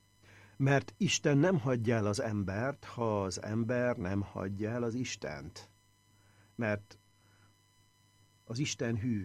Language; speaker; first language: Hungarian; native; Hungarian